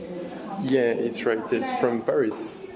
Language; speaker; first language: English; non-native, learner; French